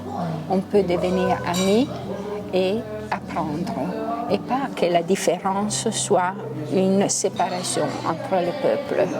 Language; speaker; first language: French; non-native, local second language; Italian